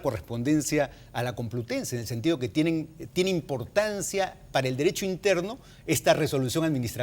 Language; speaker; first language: Spanish; native; Spanish